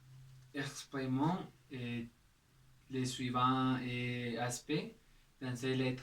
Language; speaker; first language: French; non-native, learner; Spanish